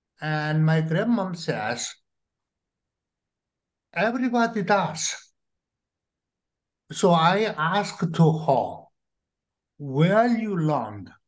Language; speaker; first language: English; non-native, learner; Korean